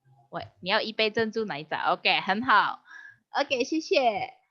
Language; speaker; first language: Chinese; non-native, fluent; Indonesian